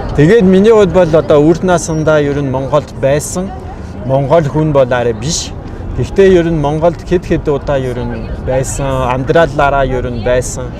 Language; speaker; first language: Mongolian; non-native, fluent; French